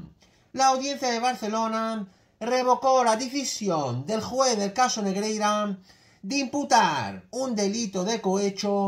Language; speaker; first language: Spanish; native; Spanish